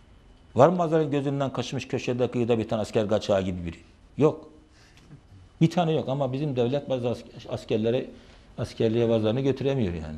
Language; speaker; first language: Turkish; native; Turkish